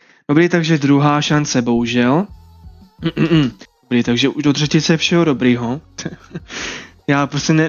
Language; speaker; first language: Czech; native; Czech